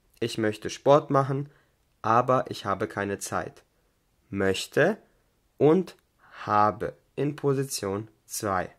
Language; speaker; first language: German; non-native, fluent; Albanian